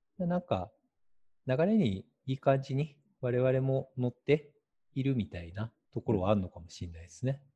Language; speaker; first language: Japanese; native; Japanese